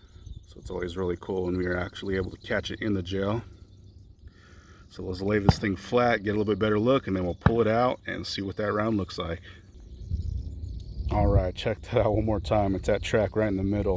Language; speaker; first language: English; native; English